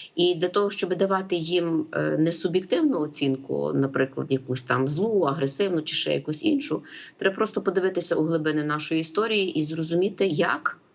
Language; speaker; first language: Ukrainian; native; Ukrainian